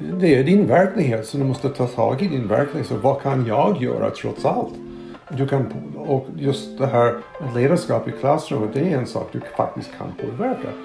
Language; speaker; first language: Swedish; non-native, fluent; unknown